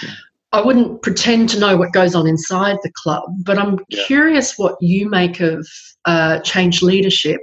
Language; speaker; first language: English; native; English